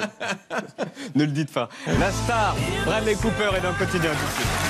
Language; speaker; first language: French; native; French